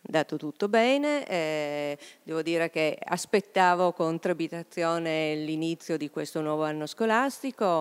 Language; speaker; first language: Italian; native; Italian